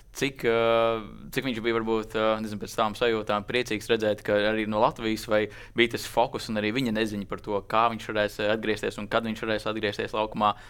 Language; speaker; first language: Latvian; native; Latvian